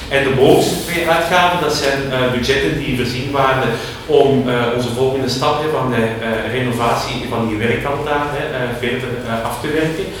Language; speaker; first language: Dutch; native; Dutch